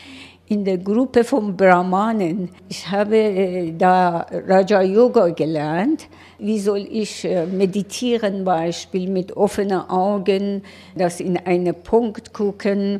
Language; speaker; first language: German; non-native, learner; Persian